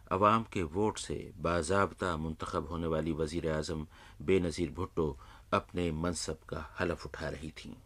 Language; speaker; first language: Urdu; native; Urdu